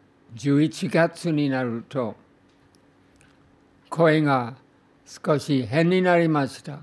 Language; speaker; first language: Japanese; non-native, fluent; English